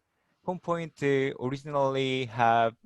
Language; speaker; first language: English; non-native, learner; Korean